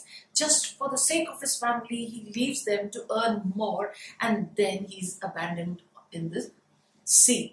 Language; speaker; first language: English; non-native, local second language; Hindi